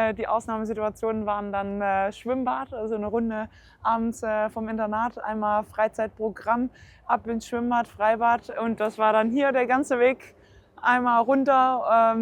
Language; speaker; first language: German; early bilingual, heritage; German